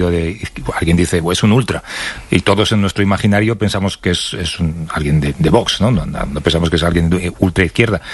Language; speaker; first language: Spanish; native; Spanish